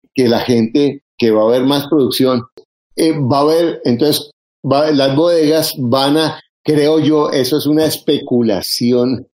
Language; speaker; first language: Spanish; native; Spanish